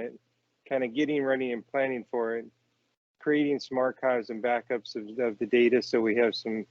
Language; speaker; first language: English; native; English